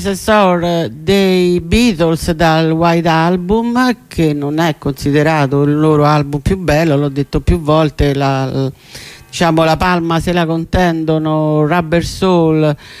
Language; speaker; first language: Italian; native; Italian